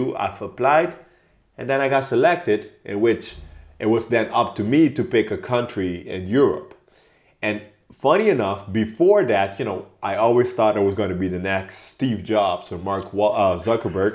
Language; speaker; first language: English; non-native, fluent; Papiamento